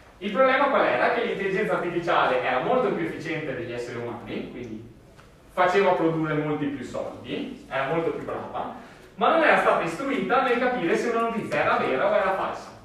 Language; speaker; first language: Italian; native; Italian